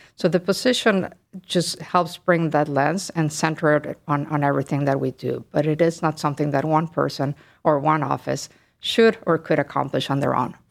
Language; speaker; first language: English; early bilingual, other home language; Spanish